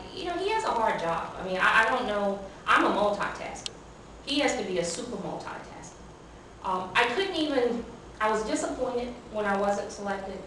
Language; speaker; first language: English; native; English